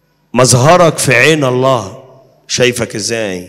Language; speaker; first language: Arabic; native; Arabic